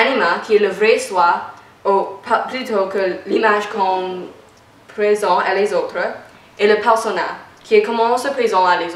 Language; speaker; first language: French; non-native, learner; English